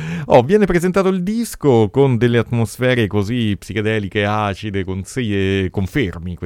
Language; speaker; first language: Italian; native; Italian